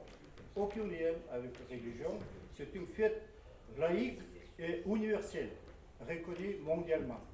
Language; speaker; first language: French; non-native, fluent; Kazakh